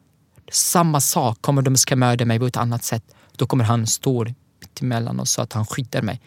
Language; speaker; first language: Swedish; non-native, learner; Arabic